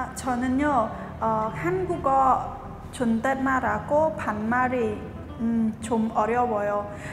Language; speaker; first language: Korean; non-native, fluent; Khmer